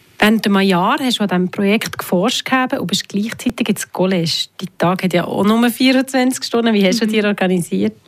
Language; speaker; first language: German; native; German